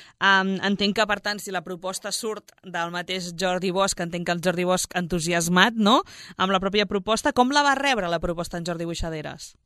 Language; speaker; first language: Catalan; native; Catalan